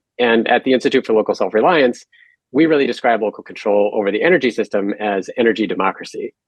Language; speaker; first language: English; native; English